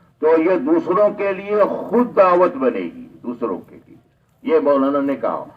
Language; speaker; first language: Urdu; native; Urdu